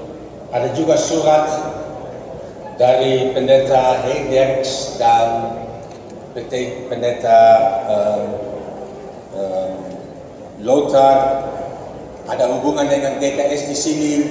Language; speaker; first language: Indonesian; non-native, fluent; Dutch